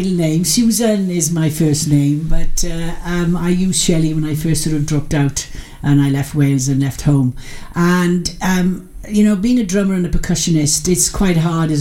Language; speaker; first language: English; native; English